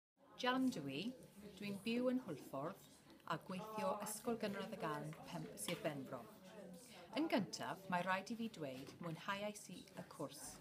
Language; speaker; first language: Welsh; non-native, learner; English